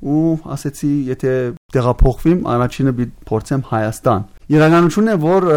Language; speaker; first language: Armenian; early bilingual, heritage; Armenian